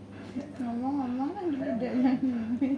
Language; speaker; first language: Indonesian; native; Indonesian